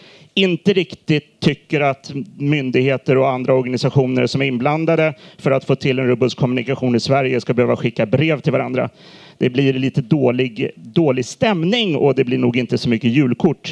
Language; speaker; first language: Swedish; native; Swedish